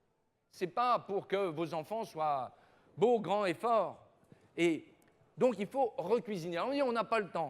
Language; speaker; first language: French; native; French